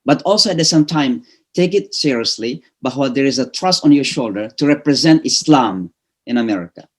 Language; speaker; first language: English; non-native, fluent; Indonesian